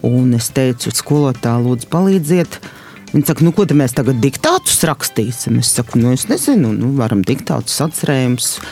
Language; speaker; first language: Latvian; non-native, local second language; Russian